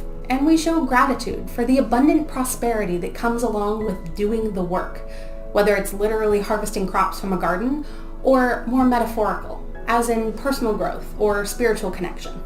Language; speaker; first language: English; native; English